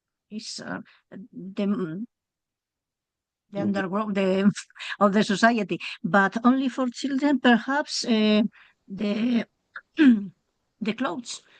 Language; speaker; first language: English; non-native, learner; Spanish